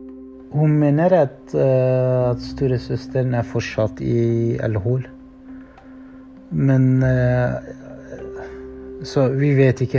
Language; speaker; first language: Norwegian; non-native, fluent; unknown